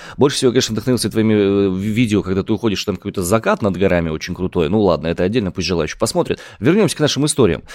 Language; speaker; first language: Russian; native; Russian